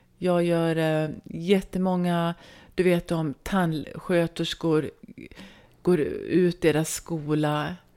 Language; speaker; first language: Swedish; native; Swedish